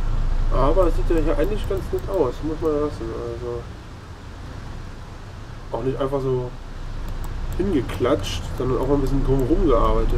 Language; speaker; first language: German; native; German